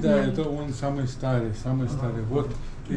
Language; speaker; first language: Russian; non-native, learner; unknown